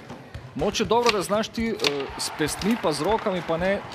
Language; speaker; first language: Slovenian; native; Slovenian